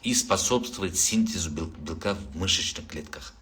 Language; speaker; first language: Russian; non-native, local second language; Kazakh